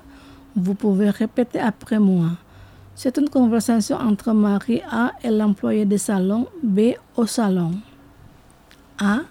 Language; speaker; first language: French; non-native, fluent; Indonesian